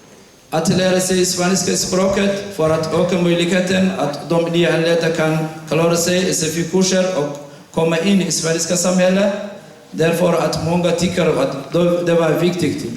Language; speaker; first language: Swedish; non-native, fluent; Somali